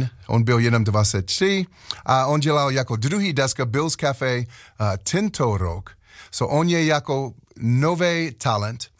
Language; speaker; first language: Czech; non-native, learner; English